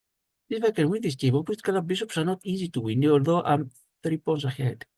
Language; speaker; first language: English; non-native, fluent; Greek